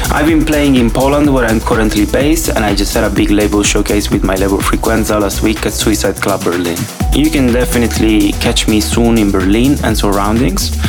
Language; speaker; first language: English; non-native, fluent; Italian